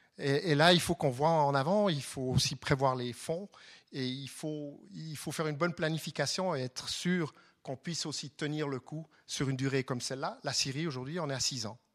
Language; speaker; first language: French; non-native, local second language; German